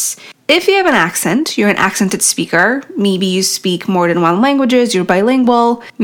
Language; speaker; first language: English; non-native, fluent; Polish